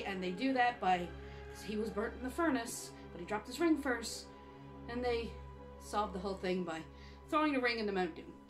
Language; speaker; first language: English; native; English